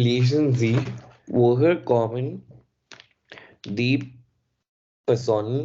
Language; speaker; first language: German; non-native, learner; Hindi